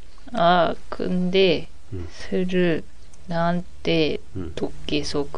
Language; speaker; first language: Korean; non-native, learner; Japanese